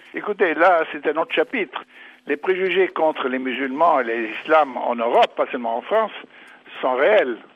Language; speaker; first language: French; non-native, fluent; English